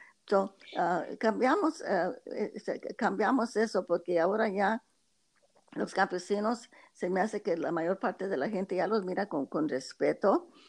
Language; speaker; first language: Spanish; early bilingual, heritage; Spanish